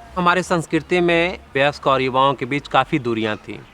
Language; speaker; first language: Hindi; native; Hindi